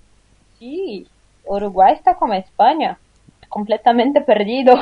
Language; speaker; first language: Spanish; non-native, learner; Portuguese